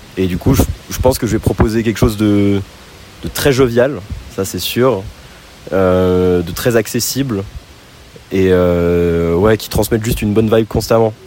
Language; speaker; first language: French; native; French